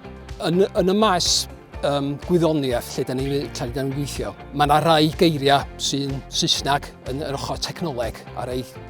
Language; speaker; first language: Welsh; native; Welsh